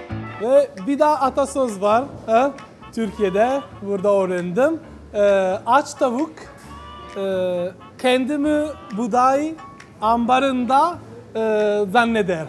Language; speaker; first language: Turkish; non-native, learner; Italian